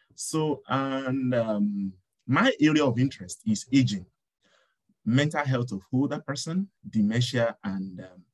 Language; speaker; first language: English; non-native, local second language; Yoruba